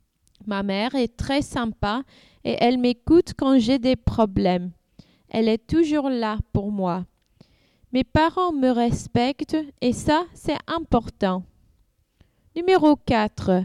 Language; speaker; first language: French; non-native, learner; English